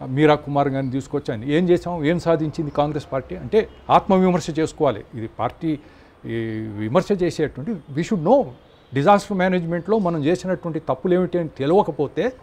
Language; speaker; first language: Telugu; native; Telugu